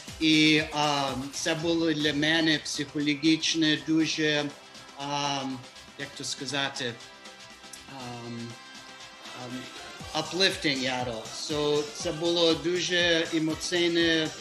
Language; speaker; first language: Ukrainian; early bilingual, heritage; Ukrainian